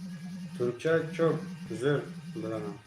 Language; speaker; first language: Turkish; non-native, learner; Tajik